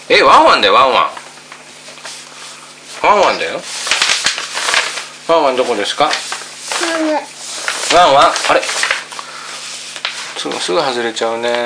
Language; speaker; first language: Japanese; native; Japanese